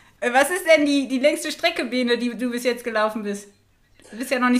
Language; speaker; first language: German; native; German